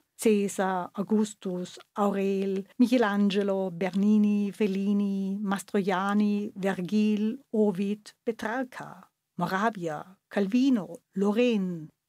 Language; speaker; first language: German; native; German